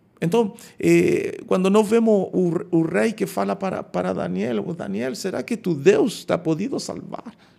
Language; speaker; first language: Portuguese; non-native, fluent; Spanish